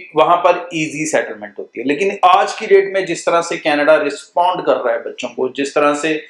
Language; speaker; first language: Hindi; non-native, local second language; Punjabi